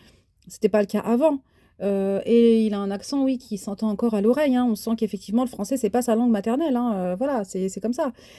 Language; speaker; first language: French; native; French